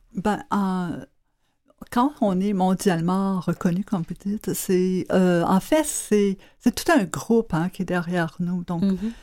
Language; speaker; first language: French; native; French